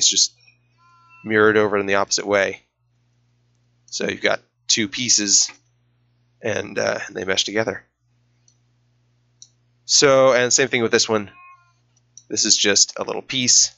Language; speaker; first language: English; native; English